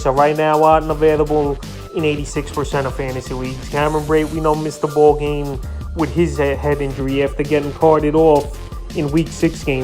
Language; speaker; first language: English; native; English